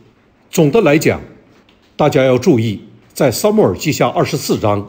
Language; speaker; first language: Chinese; native; Chinese